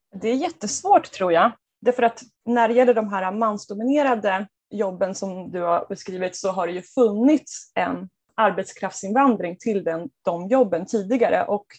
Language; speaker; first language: Swedish; native; Swedish